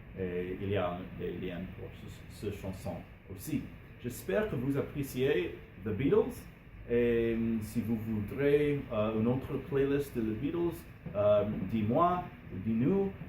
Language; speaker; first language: French; non-native, learner; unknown